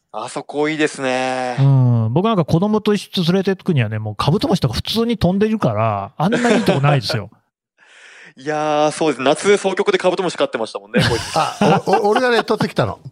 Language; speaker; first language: Japanese; native; Japanese